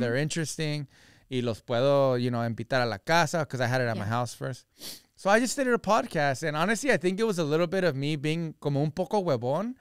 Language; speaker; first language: English; early bilingual, other home language; Spanish